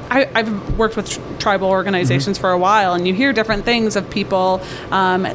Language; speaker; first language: English; native; English